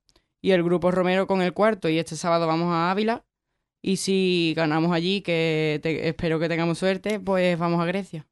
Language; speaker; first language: Spanish; native; Spanish